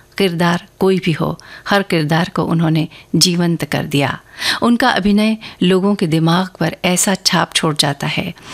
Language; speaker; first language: Hindi; native; Hindi